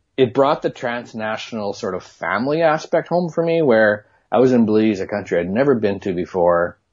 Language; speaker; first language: English; native; English